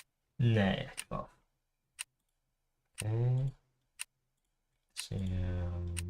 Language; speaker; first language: Icelandic; non-native, learner; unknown